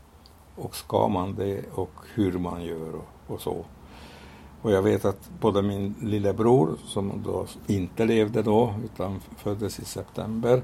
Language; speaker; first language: Swedish; non-native, fluent; Hungarian